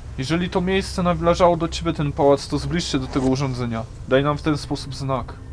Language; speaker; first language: Polish; native; Polish